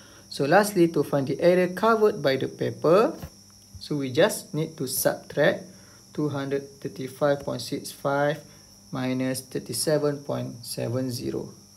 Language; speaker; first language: English; non-native, local second language; Malay